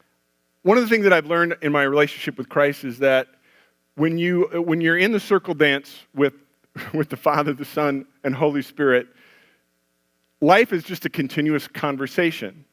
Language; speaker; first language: English; native; English